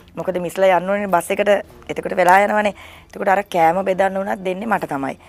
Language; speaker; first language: Sinhala; native; Sinhala